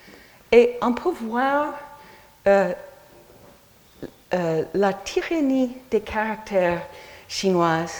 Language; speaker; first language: French; non-native, fluent; English